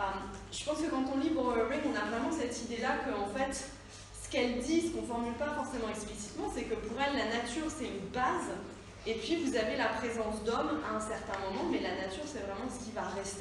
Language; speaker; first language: French; native; French